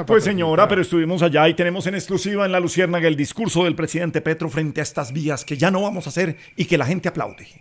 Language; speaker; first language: Spanish; native; Spanish